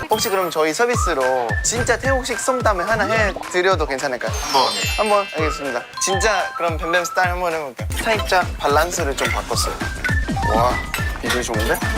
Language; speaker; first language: Korean; non-native, fluent; Thai